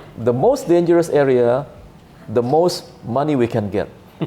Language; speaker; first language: English; non-native, learner; Indonesian